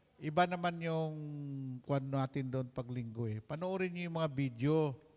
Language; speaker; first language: Filipino; non-native, local second language; Hiligaynon